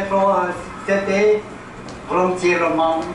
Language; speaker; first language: French; non-native, learner; Chinese